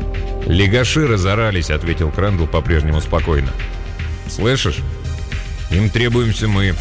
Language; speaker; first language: Russian; native; Russian